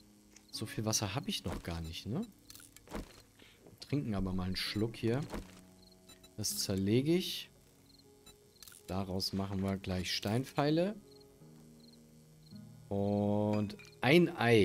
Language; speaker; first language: German; native; German